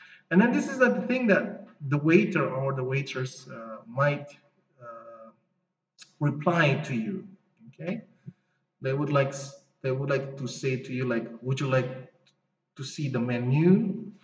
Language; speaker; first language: English; non-native, fluent; Indonesian